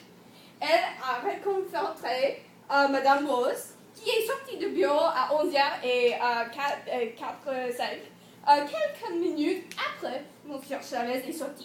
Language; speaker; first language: French; non-native, learner; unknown